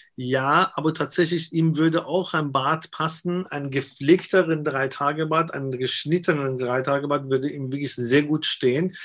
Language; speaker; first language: German; non-native, fluent; Persian